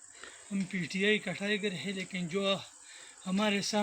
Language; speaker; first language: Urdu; non-native, local second language; Pashto